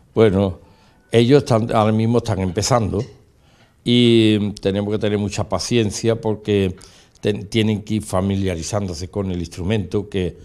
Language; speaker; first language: Spanish; native; Spanish